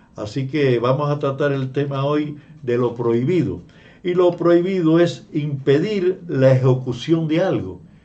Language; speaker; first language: Spanish; native; Spanish